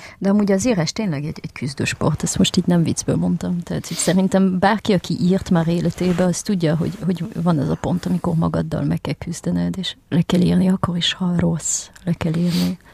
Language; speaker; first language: Hungarian; early bilingual, heritage; French